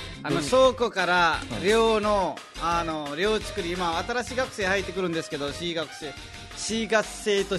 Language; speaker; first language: Japanese; non-native, fluent; Nepali